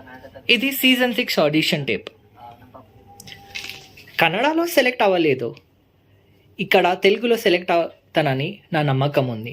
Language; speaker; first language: Telugu; non-native, local second language; Kannada